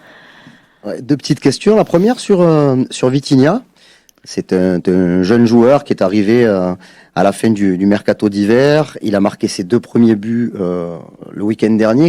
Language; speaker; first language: French; native; French